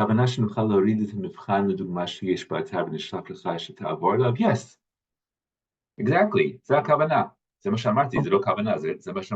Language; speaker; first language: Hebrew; non-native, fluent; English